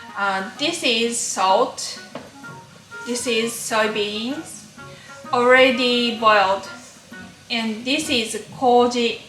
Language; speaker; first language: English; non-native, learner; Japanese